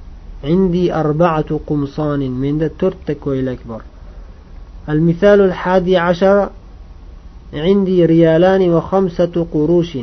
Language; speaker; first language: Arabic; non-native, fluent; Uzbek